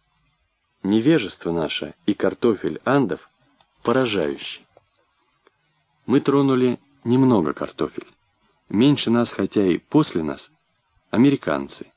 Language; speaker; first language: Russian; native; Russian